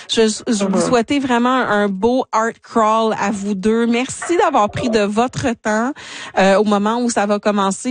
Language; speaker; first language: French; native; French